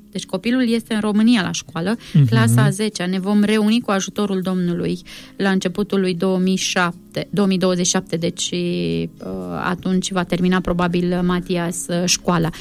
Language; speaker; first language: Romanian; native; Romanian